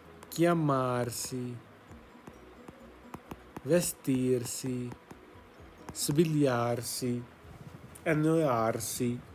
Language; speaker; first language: Italian; non-native, fluent; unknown